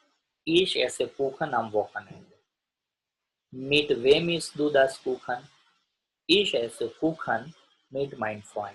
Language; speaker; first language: German; non-native, learner; Gujarati